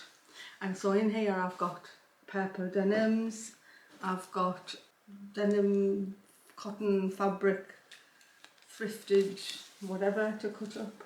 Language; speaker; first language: English; native; English